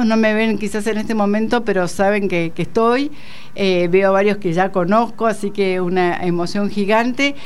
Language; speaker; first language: Spanish; native; Spanish